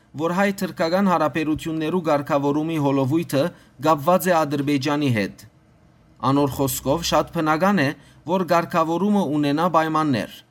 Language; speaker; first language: Armenian; early bilingual, heritage; Armenian